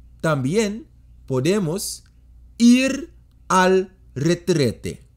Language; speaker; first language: Spanish; non-native, fluent; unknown